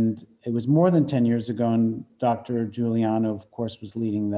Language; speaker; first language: English; native; English